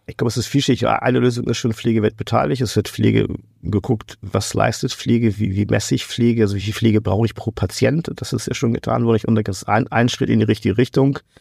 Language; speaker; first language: German; non-native, fluent; Portuguese